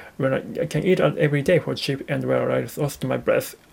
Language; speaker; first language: English; non-native, learner; Japanese